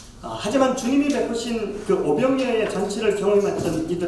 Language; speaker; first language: Korean; native; Korean